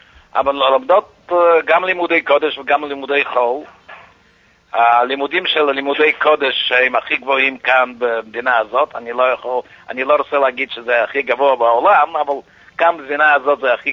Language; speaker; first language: Hebrew; non-native, fluent; Yiddish